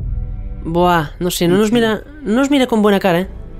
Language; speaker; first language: Spanish; native; Spanish